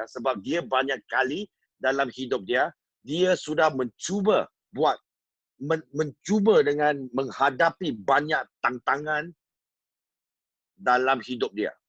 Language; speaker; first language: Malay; non-native, local second language; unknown